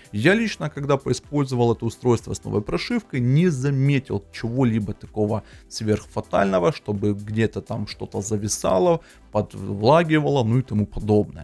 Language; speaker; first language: Russian; native; Russian